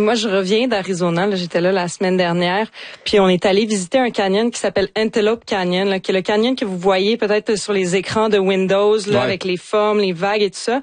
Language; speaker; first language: French; native; French